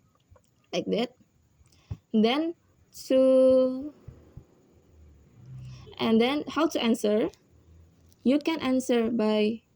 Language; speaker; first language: English; non-native, learner; Indonesian